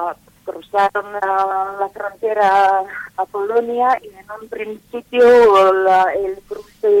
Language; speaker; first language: Spanish; non-native, fluent; Ukrainian